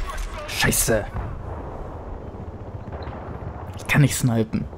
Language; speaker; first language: German; native; German